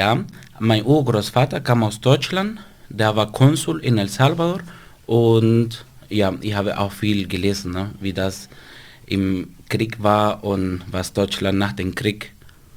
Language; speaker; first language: German; non-native, fluent; Spanish